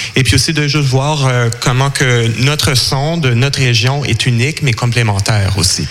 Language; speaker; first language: French; native; French